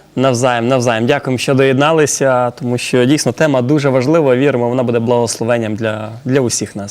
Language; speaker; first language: Ukrainian; native; Ukrainian